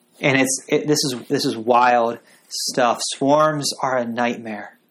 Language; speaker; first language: English; native; English